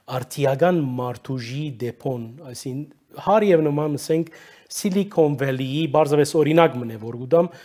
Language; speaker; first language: Armenian; early bilingual, heritage; Armenian